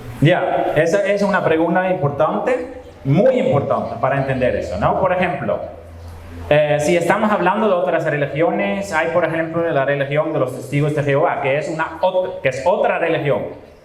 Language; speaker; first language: Spanish; non-native, fluent; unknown